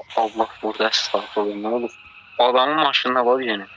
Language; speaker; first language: Turkish; non-native, fluent; Azerbaijani